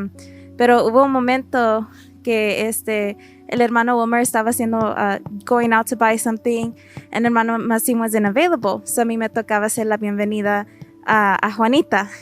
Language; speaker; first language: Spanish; early bilingual, heritage; Spanish